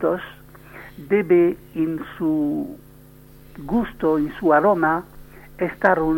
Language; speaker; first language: Spanish; non-native, learner; French